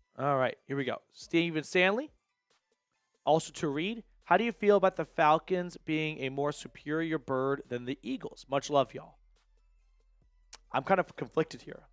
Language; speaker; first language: English; native; English